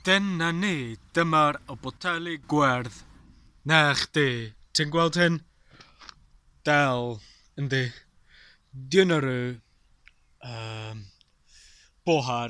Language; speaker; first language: Welsh; non-native, learner; English